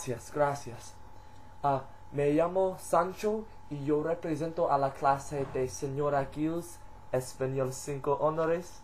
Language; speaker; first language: Spanish; non-native, learner; English